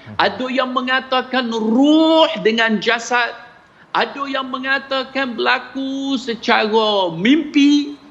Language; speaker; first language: Malay; non-native, fluent; Arabic